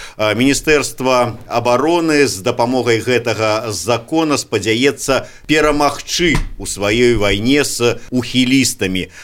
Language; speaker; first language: Belarusian; native; Belarusian